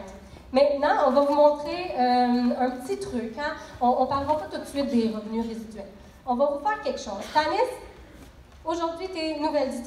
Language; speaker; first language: French; native; French